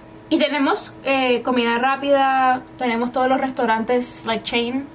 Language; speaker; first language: Spanish; early bilingual, heritage; Spanish